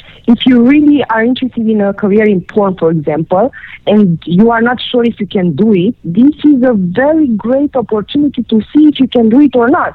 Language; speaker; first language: English; non-native, fluent; Romanian